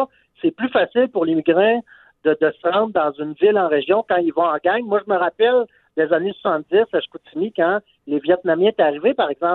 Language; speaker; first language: French; native; French